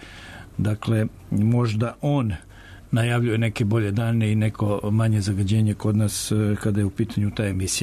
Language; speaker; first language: Serbian; native; Serbian